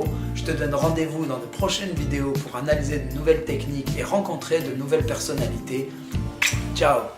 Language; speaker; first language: French; native; French